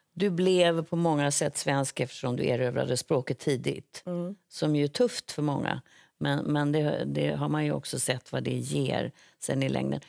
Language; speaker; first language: Swedish; native; Swedish